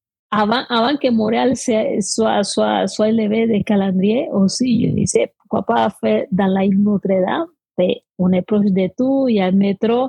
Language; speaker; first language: French; non-native, fluent; Spanish